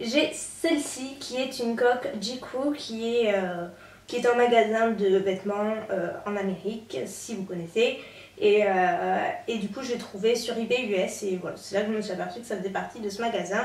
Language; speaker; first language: French; native; French